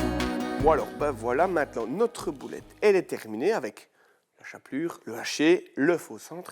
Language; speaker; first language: French; native; French